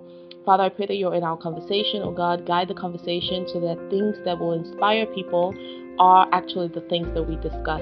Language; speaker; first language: English; non-native, local second language; Yoruba